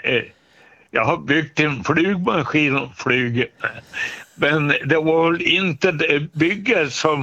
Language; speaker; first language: Swedish; native; Swedish